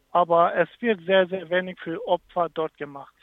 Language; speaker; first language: German; non-native, fluent; Kurdish